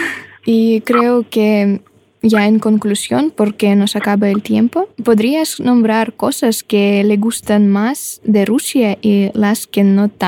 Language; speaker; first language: Spanish; non-native, fluent; Russian